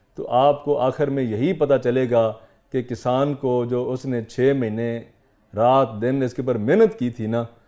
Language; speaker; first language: Urdu; non-native, local second language; Punjabi